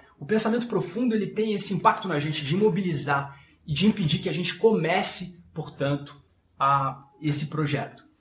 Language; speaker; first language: Portuguese; non-native, fluent; French